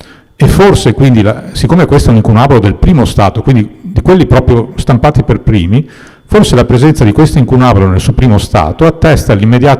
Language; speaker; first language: Italian; native; Italian